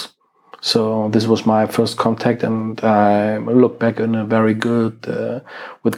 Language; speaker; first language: English; non-native, fluent; German